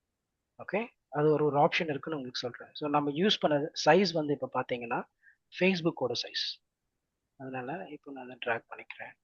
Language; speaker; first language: Tamil; native; Tamil